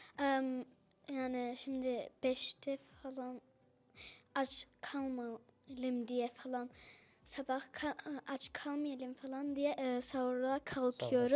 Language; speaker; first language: Turkish; early bilingual, other home language; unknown